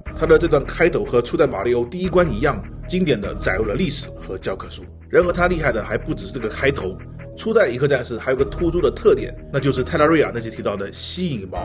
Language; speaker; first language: Chinese; native; Chinese